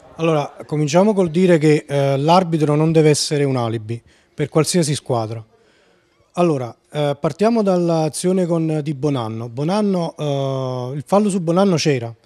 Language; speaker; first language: Italian; native; Italian